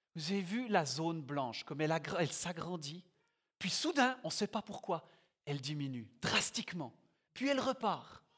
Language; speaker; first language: French; native; French